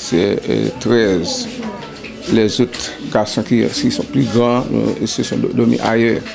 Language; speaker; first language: French; non-native, learner; Haitian Creole